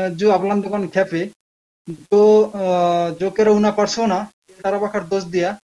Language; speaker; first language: Spanish; non-native, learner; Bangla